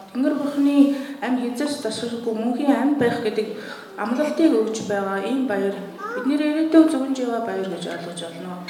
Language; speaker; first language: Mongolian; native; Mongolian